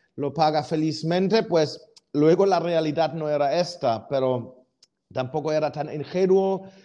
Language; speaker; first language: Spanish; non-native, fluent; German